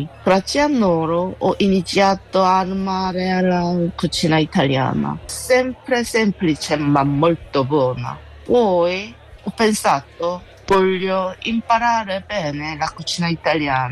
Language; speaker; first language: Italian; non-native, learner; Korean